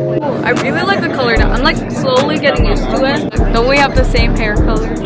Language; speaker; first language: English; native; English